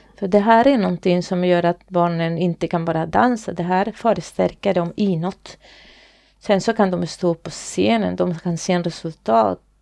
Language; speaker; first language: Swedish; non-native, fluent; Spanish